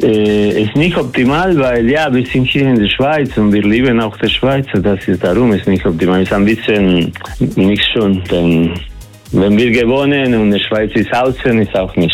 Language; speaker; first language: German; non-native, learner; Spanish